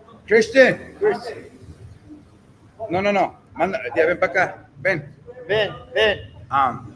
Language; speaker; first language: Spanish; early bilingual, heritage; Spanish